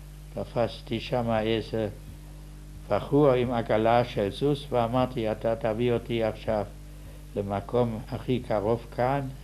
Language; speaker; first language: Hebrew; non-native, fluent; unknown